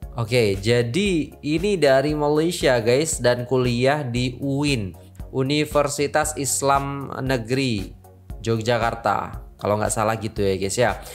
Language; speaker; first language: Indonesian; native; Indonesian